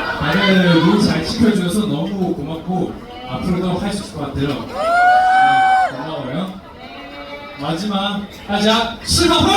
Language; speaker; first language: Korean; non-native, fluent; Chinese